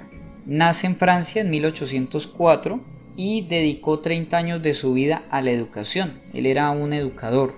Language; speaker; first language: Spanish; native; Spanish